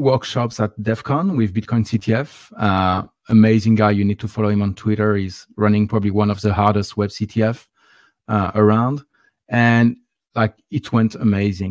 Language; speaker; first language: English; non-native, fluent; French